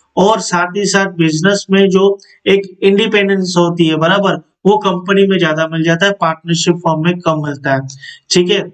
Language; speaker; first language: Hindi; non-native, local second language; Gujarati